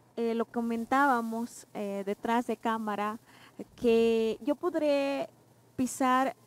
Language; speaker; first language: Spanish; non-native, local second language; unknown